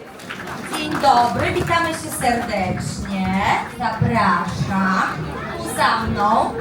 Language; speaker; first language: Polish; native; Polish